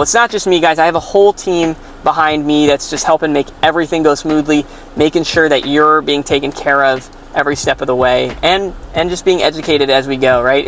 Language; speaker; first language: English; native; English